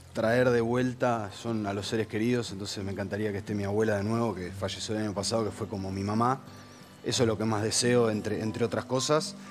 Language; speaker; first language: Spanish; native; Spanish